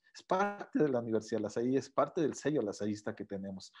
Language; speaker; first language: Spanish; native; Spanish